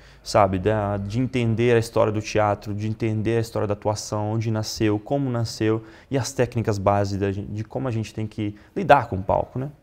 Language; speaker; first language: Portuguese; non-native, fluent; Italian